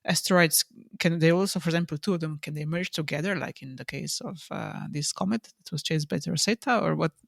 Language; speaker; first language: English; non-native, fluent; Slovenian